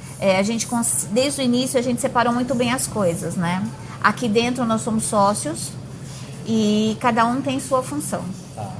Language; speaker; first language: Portuguese; native; Portuguese